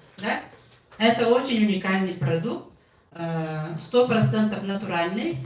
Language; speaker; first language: Russian; non-native, local second language; Yakut